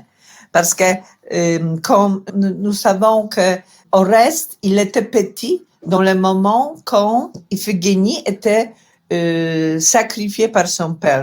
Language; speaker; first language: French; non-native, fluent; Polish